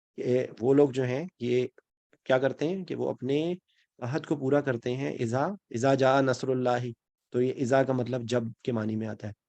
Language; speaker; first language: Urdu; native; Urdu